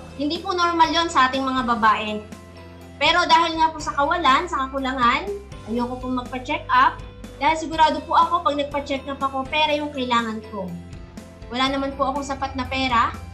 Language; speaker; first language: Filipino; native; Filipino